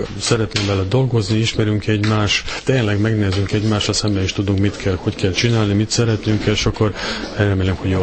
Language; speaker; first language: Hungarian; non-native, fluent; Serbian